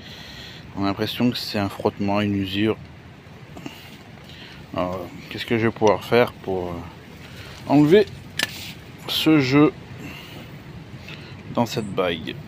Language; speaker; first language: French; native; French